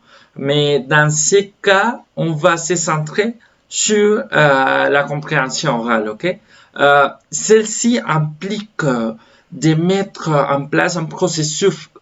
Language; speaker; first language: French; non-native, fluent; Spanish